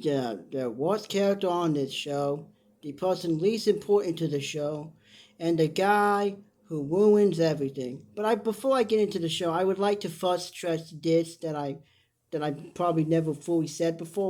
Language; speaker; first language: English; native; English